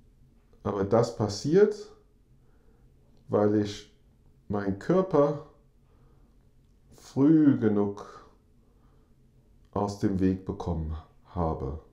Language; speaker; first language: German; non-native, fluent; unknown